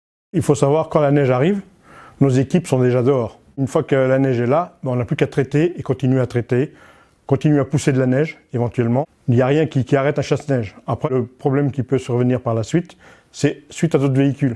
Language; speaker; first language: French; native; French